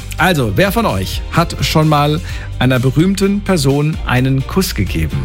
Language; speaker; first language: German; native; German